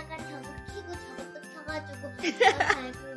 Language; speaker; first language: Korean; native; Korean